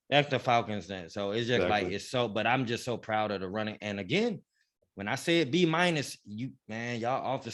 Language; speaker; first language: English; native; English